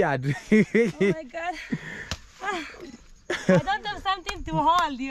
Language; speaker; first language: English; non-native, learner; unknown